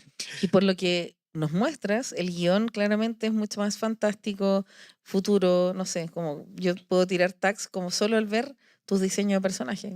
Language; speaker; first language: Spanish; native; Spanish